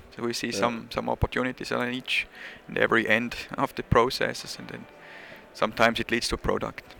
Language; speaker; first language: English; non-native, fluent; German